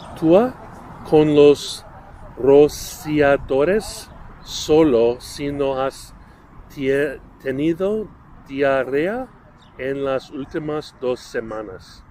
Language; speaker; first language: Spanish; non-native, learner; English